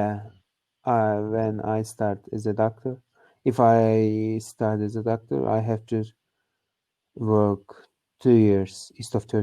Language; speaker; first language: English; non-native, learner; Turkish